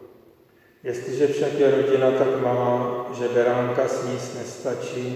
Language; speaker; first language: Czech; native; Czech